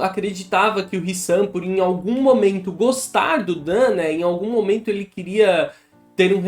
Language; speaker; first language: Portuguese; native; Portuguese